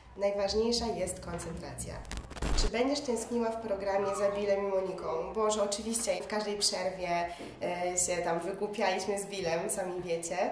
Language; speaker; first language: Polish; early bilingual, other home language; Mongolian